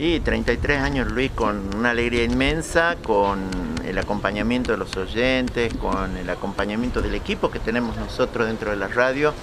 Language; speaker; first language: Spanish; native; Spanish